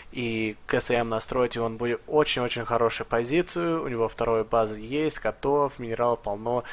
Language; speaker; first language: Russian; early bilingual, heritage; Russian